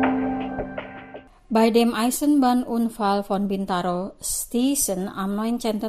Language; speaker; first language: German; non-native, fluent; Indonesian